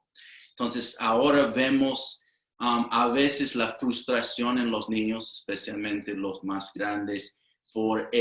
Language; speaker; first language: Spanish; non-native, fluent; English